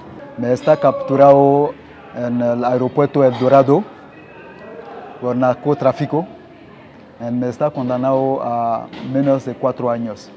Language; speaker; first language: Spanish; non-native, learner; French